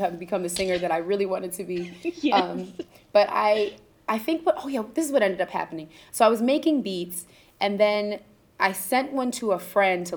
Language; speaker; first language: English; native; English